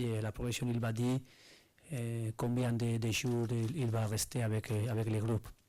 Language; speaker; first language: French; non-native, learner; Spanish